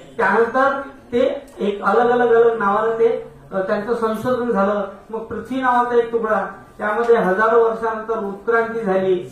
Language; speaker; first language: Marathi; non-native, local second language; Hindi